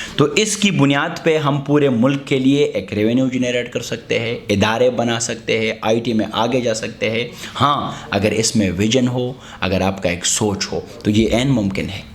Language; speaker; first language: Urdu; non-native, local second language; Pashto